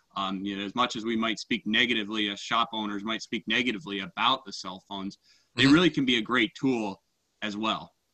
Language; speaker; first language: English; native; English